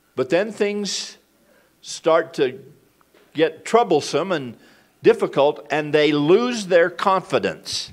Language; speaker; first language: English; native; English